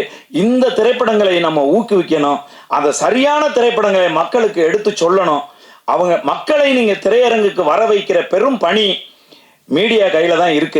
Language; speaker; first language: Tamil; native; Tamil